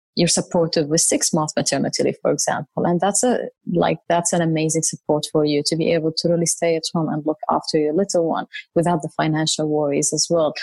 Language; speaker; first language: English; non-native, fluent; Arabic